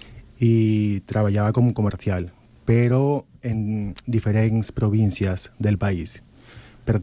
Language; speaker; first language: Catalan; non-native, learner; Spanish